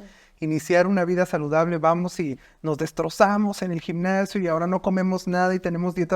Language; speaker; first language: Spanish; native; Spanish